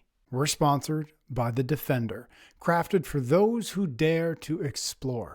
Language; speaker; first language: English; native; English